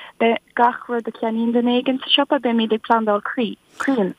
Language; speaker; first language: Irish; non-native, local second language; English